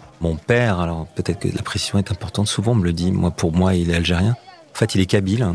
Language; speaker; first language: French; native; French